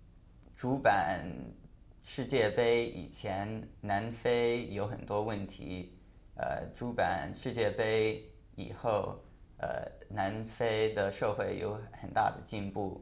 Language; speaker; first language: Chinese; non-native, learner; English